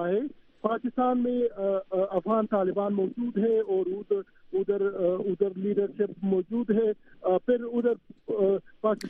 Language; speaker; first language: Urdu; non-native, fluent; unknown